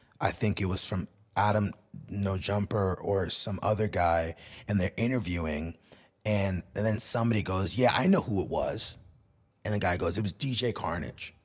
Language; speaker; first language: English; early bilingual, other home language; Spanish